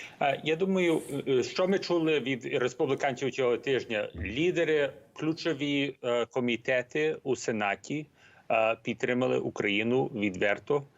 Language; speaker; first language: Ukrainian; early bilingual, heritage; Ukrainian